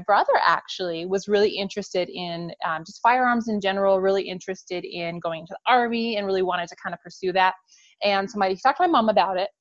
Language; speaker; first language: English; native; English